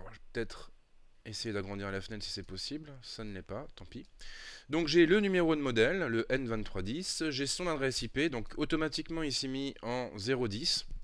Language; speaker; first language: French; native; French